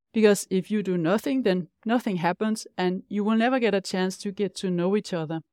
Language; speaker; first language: English; non-native, fluent; Danish